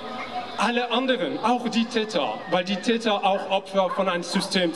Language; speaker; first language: German; non-native, fluent; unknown